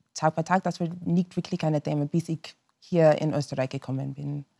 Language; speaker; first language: German; non-native, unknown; English